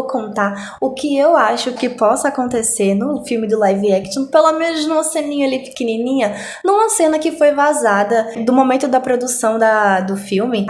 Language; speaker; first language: Portuguese; native; Portuguese